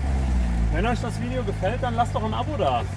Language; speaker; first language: German; native; German